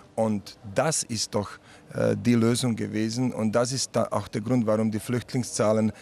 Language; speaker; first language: German; non-native, fluent; Slovak